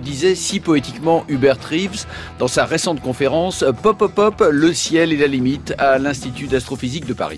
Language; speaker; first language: French; native; French